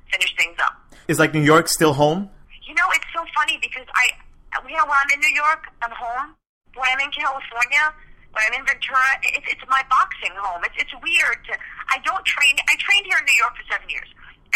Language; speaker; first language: English; early bilingual, other home language; Spanish